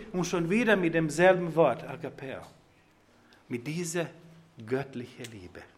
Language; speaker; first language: German; non-native, fluent; Croatian